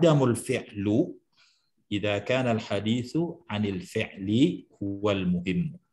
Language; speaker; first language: Arabic; non-native, fluent; Indonesian